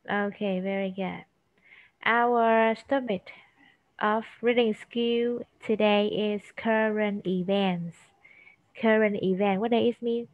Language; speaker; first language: English; non-native, fluent; Vietnamese